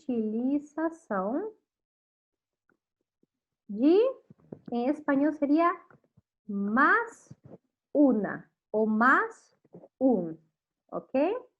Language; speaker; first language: Portuguese; non-native, fluent; Spanish